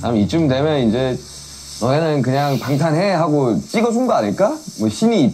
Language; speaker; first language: Korean; native; Korean